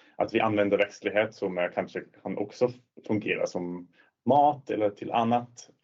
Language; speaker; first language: Swedish; non-native, fluent; Swiss German